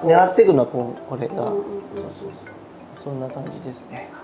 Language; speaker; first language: Japanese; native; Japanese